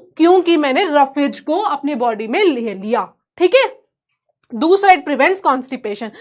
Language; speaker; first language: Hindi; native; Hindi